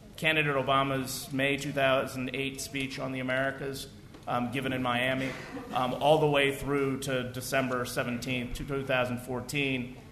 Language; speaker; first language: English; early bilingual, other home language; Spanish